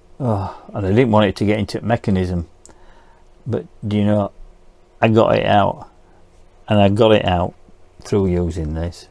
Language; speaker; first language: English; native; English